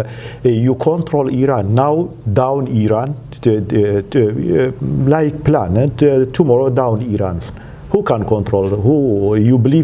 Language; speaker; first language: English; non-native, learner; Central Kurdish